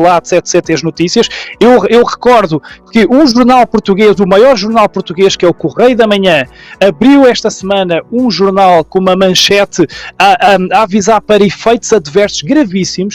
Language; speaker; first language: Portuguese; native; Portuguese